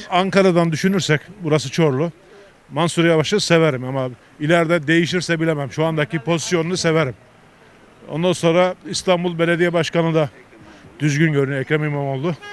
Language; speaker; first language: Turkish; native; Turkish